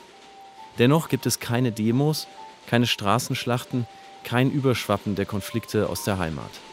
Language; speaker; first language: German; native; German